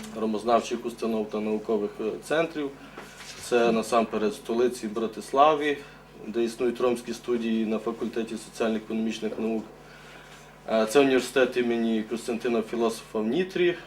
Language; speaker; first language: Ukrainian; native; Ukrainian